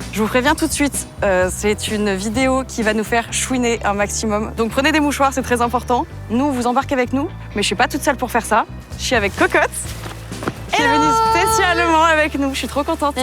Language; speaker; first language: French; native; French